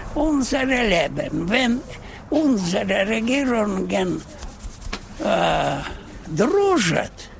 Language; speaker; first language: German; non-native, learner; Russian